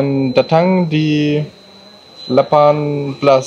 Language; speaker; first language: Indonesian; non-native, learner; German